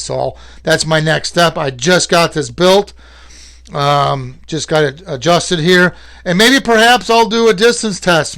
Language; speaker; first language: English; native; English